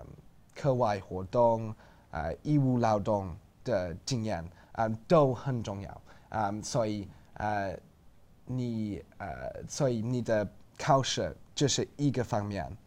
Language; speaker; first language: Chinese; non-native, learner; English